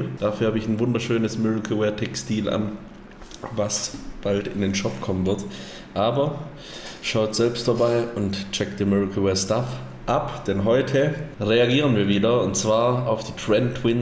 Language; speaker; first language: German; native; German